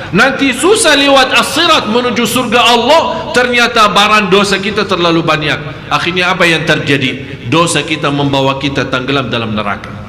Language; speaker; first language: Malay; non-native, fluent; Arabic